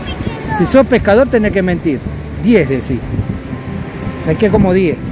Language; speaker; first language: Spanish; native; Spanish